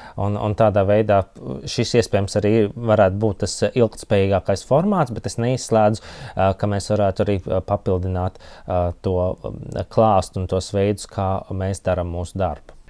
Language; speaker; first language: Latvian; native; Latvian